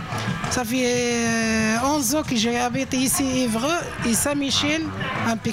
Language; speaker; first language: French; non-native, learner; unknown